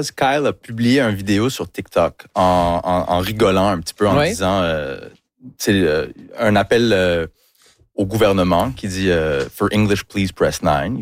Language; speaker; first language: French; early bilingual, other home language; English